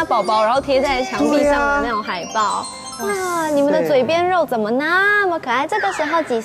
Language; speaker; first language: Chinese; native; Chinese